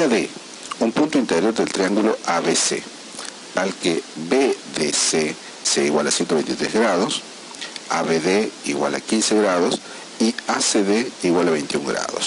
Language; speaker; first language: Spanish; native; Spanish